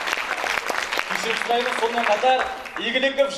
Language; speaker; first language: Kazakh; native; Kazakh